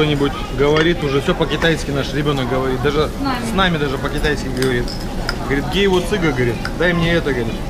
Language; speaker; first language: Russian; native; Russian